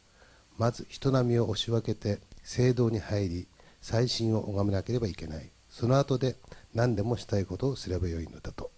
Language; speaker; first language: Japanese; native; Japanese